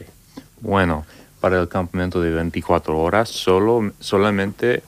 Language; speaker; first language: Spanish; non-native, fluent; English